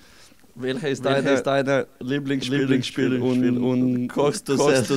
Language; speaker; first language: German; non-native, learner; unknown